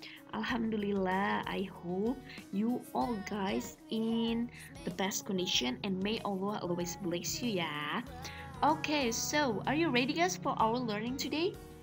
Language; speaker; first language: English; non-native, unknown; Indonesian